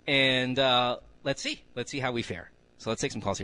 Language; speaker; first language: English; non-native, local second language; Filipino